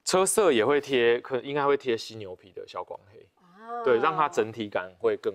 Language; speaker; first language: Chinese; native; Chinese